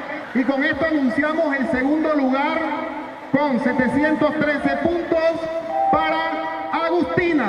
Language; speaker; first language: Spanish; native; Spanish